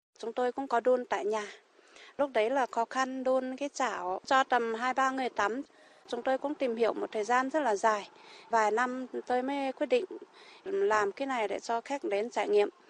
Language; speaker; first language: Vietnamese; non-native, local second language; Iu Mien